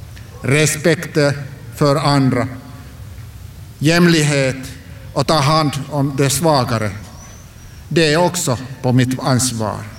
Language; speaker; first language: Swedish; non-native, local second language; Finnish